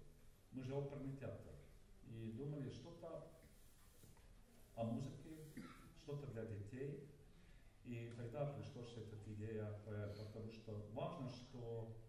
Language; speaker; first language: Russian; non-native, learner; Estonian